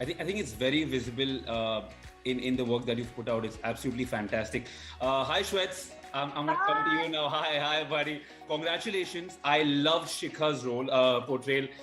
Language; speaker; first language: English; non-native, local second language; Hindi